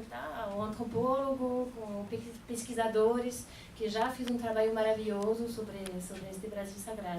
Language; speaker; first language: Portuguese; non-native, fluent; French